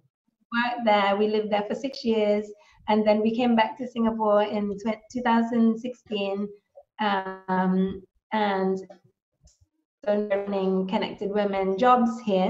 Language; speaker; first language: English; native; English